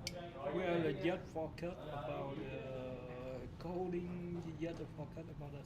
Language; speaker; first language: English; non-native, learner; Vietnamese